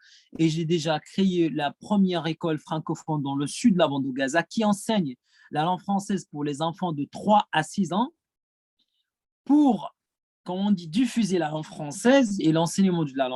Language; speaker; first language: French; non-native, fluent; Arabic